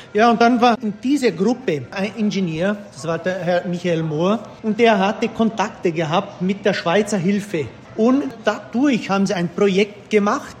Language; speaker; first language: German; early bilingual, heritage; German